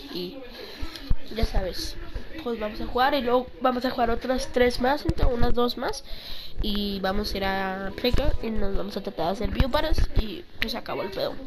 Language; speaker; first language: Spanish; native; Spanish